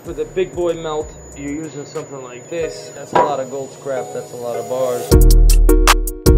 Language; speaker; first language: English; early bilingual, other home language; Russian